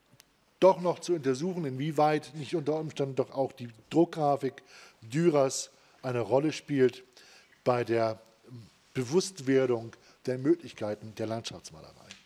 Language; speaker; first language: German; native; German